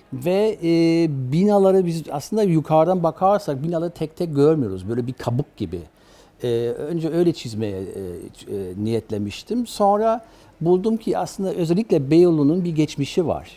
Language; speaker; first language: Turkish; early bilingual, other home language; German